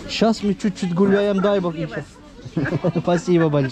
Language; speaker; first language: Russian; non-native, learner; Turkish